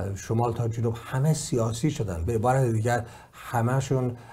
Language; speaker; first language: Persian; native; Persian